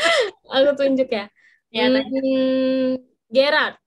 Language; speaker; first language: Indonesian; native; Indonesian